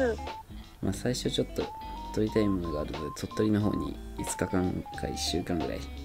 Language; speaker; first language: Japanese; native; Japanese